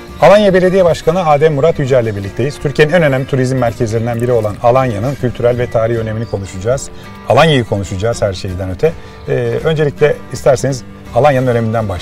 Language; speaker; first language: Turkish; native; Turkish